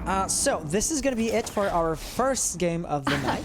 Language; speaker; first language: English; non-native, local second language; French